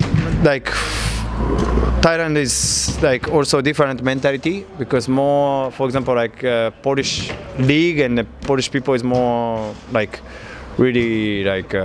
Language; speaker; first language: English; non-native, learner; Japanese